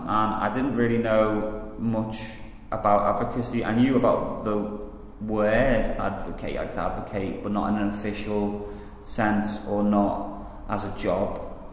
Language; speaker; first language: English; native; English